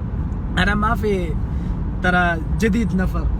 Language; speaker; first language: Arabic; non-native, learner; Hindi